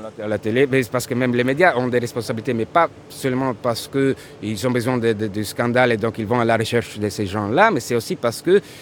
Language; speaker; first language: French; non-native, fluent; Italian